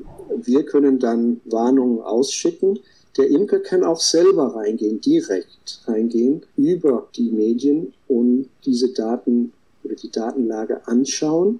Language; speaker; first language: German; non-native, fluent; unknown